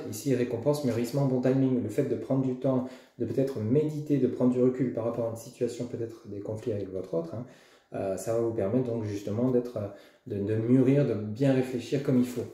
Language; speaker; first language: French; native; French